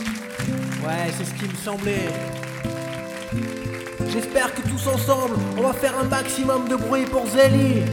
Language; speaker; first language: French; native; French